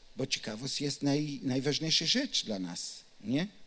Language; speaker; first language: Polish; non-native, learner; Hebrew